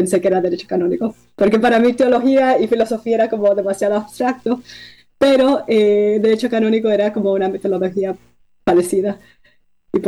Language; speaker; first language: Spanish; early bilingual, heritage; Spanish